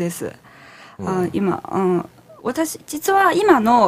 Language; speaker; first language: Japanese; non-native, fluent; Chinese